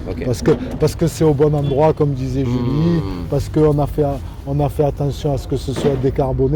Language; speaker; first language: French; native; French